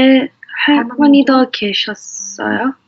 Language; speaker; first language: Korean; non-native, learner; English